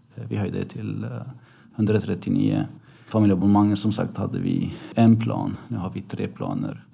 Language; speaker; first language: Swedish; early bilingual, other home language; Arabic